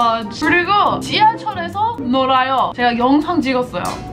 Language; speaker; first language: Korean; non-native, fluent; English